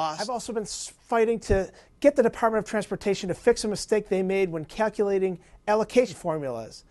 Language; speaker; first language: English; native; English